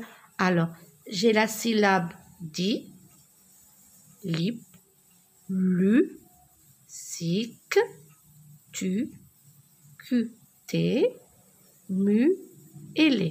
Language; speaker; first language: French; non-native, local second language; Arabic